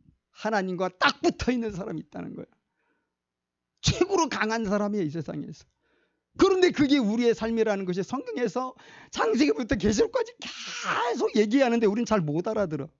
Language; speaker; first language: Korean; native; Korean